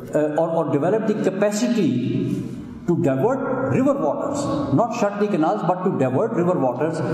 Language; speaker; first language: English; non-native, local second language; Urdu